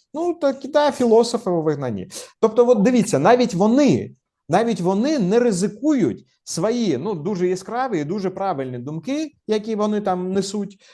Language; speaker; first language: Ukrainian; non-native, local second language; Russian